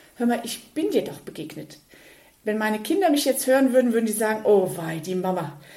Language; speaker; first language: German; native; German